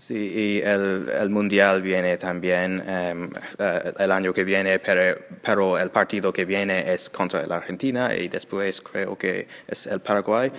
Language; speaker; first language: Spanish; non-native, learner; English